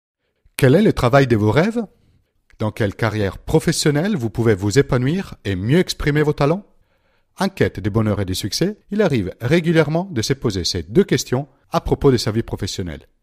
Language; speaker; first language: French; non-native, fluent; Italian